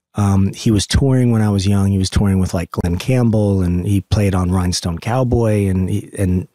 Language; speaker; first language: English; native; English